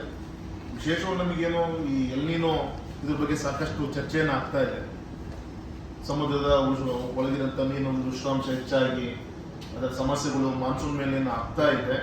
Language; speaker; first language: Kannada; native; Kannada